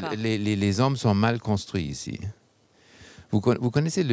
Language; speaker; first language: French; non-native, fluent; German